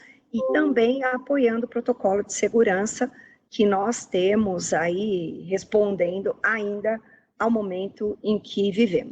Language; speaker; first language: Portuguese; native; Portuguese